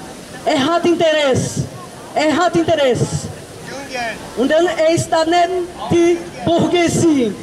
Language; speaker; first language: German; non-native, learner; Portuguese